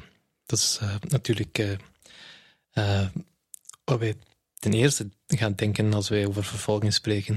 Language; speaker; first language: Dutch; non-native, fluent; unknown